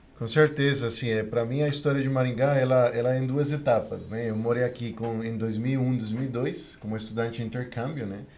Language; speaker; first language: Portuguese; non-native, fluent; Spanish